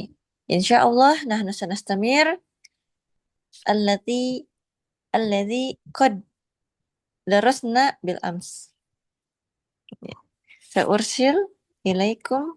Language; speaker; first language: Arabic; non-native, learner; Indonesian